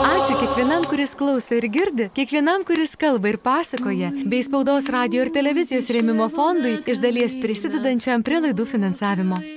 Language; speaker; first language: Lithuanian; native; Lithuanian